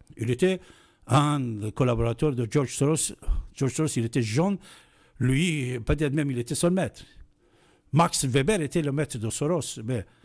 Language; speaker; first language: French; non-native, fluent; Persian